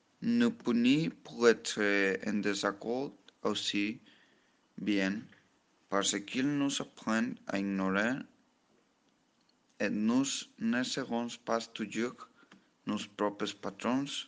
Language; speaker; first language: French; non-native, learner; Spanish